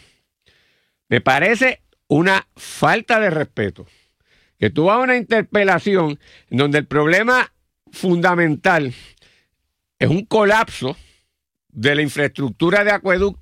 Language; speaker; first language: Spanish; native; Spanish